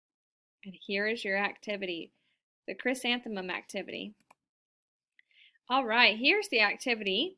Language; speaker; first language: English; native; English